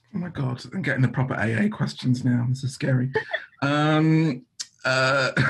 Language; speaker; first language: English; native; English